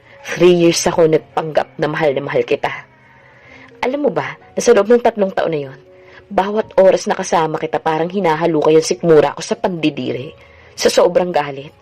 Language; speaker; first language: Filipino; native; Filipino